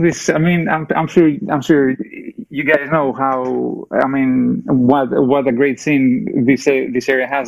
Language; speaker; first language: English; non-native, fluent; Greek